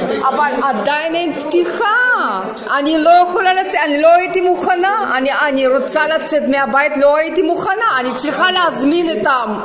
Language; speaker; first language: Hebrew; non-native, fluent; Russian